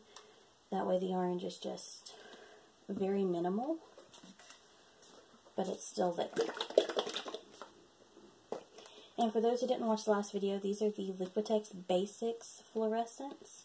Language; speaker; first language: English; native; English